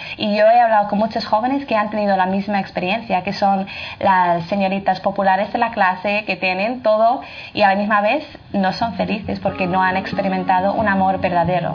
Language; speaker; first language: Spanish; non-native, fluent; French